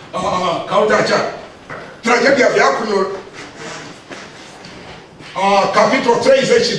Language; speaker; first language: Romanian; non-native, learner; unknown